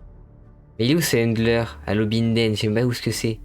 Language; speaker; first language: French; native; French